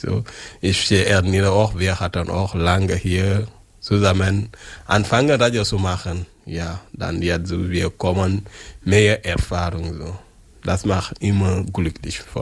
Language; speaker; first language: German; non-native, learner; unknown